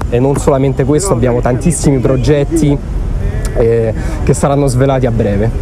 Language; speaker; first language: Italian; early bilingual, other home language; Russian